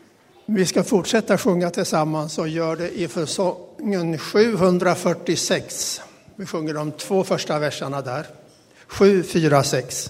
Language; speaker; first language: Swedish; native; Swedish